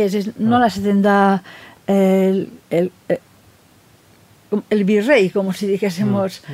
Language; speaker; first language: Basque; non-native, fluent; Catalan